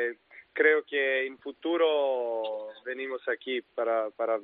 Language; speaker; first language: Spanish; non-native, learner; Serbian